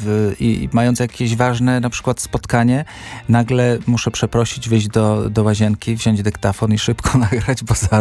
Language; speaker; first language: Polish; native; Polish